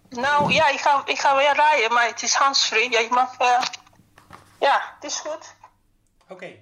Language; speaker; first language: Dutch; non-native, fluent; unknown